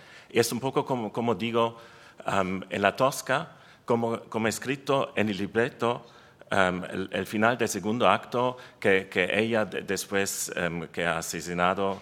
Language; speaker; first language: Spanish; non-native, learner; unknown